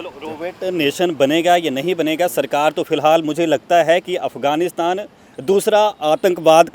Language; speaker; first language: Hindi; native; Hindi